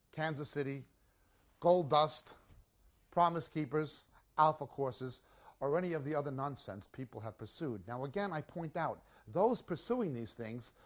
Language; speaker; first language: English; native; English